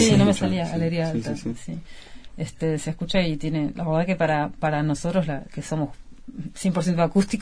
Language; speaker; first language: Spanish; native; Spanish